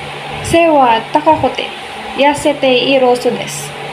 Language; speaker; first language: Japanese; non-native, learner; Filipino